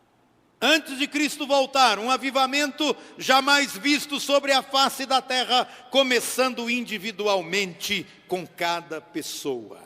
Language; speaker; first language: Portuguese; native; Portuguese